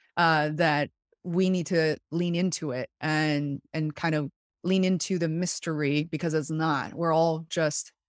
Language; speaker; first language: English; non-native, fluent; Chinese